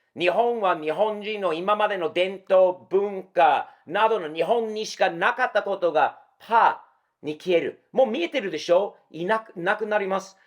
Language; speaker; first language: Japanese; non-native, fluent; English